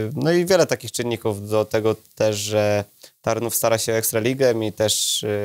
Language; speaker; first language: Polish; native; Polish